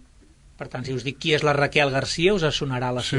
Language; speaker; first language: Catalan; native; Catalan